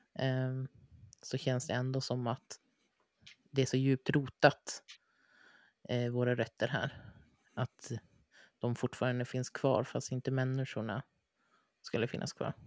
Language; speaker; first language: Swedish; native; Swedish